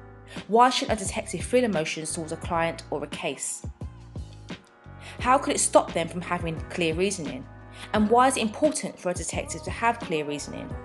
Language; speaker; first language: English; native; English